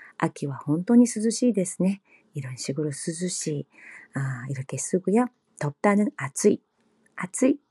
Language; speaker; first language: Japanese; non-native, fluent; Korean